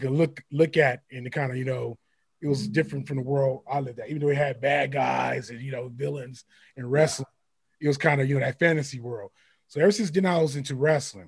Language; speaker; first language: English; native; English